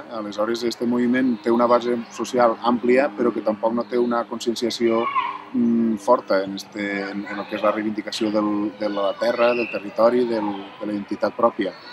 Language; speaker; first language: Catalan; native; Catalan